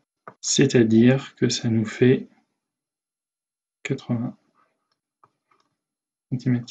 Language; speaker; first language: French; native; French